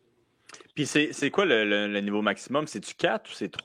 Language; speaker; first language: French; native; French